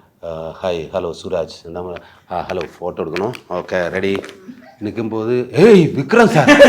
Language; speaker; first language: Tamil; non-native, learner; Malayalam